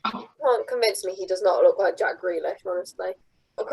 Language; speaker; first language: English; native; English